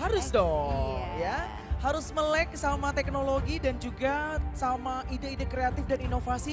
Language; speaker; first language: Indonesian; native; Indonesian